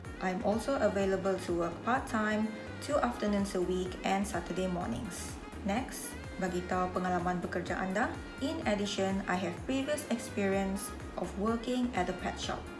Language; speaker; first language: English; non-native, local second language; Malay